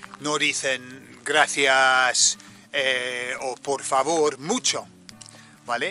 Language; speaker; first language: Spanish; native; Spanish